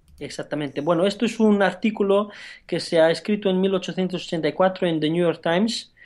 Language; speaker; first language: Spanish; non-native, fluent; Romanian